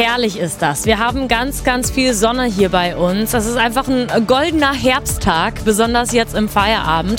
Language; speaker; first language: German; native; German